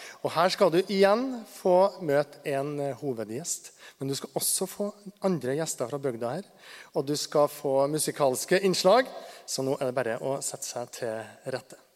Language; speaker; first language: Norwegian; native; Norwegian